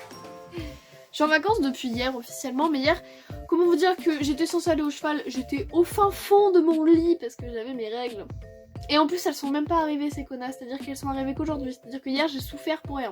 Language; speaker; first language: French; native; French